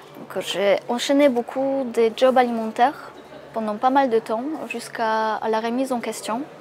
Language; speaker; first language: French; non-native, fluent; Polish